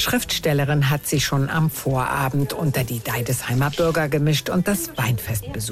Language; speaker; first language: German; native; German